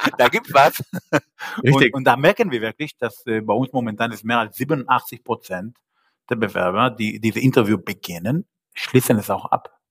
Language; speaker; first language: German; non-native, fluent; Hebrew